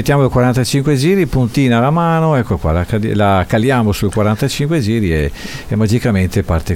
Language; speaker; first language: Italian; native; Italian